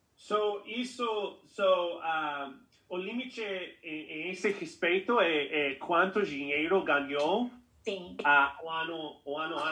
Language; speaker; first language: Portuguese; non-native, fluent; English